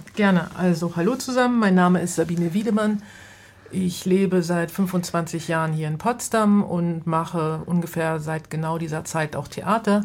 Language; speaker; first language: German; native; German